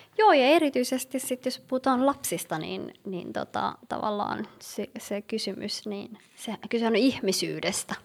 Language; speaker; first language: Finnish; early bilingual, other home language; Somali